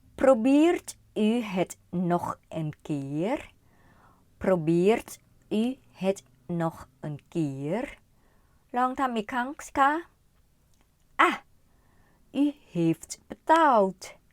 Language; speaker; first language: Dutch; non-native, learner; Thai